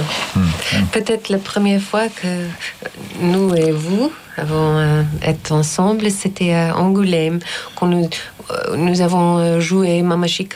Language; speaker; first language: French; non-native, fluent; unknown